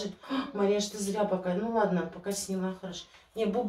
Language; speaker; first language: Russian; native; Russian